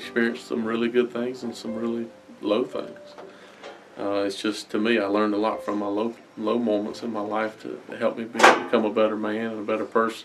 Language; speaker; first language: English; native; English